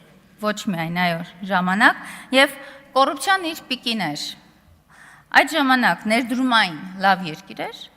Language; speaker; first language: Armenian; native; Armenian